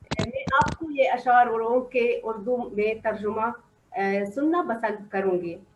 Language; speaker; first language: Urdu; non-native, fluent; Arabic